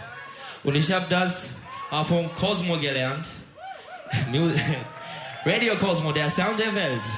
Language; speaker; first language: German; non-native, learner; Turkish